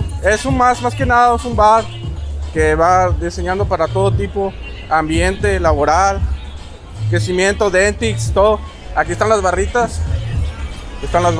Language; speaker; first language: Spanish; native; Spanish